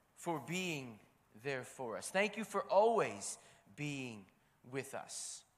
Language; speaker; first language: English; native; English